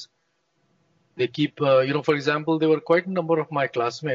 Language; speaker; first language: English; non-native, local second language; Hindi